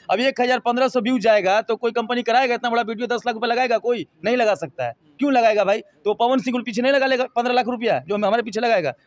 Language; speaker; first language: Hindi; native; Hindi